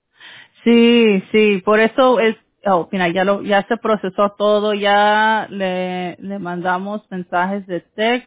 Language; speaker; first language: Spanish; early bilingual, heritage; Spanish